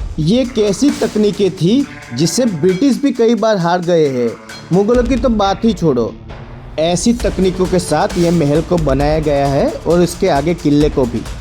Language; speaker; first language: Hindi; non-native, local second language; Gujarati